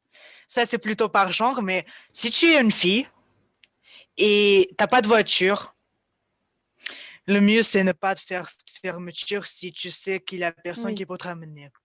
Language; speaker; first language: French; non-native, fluent; Russian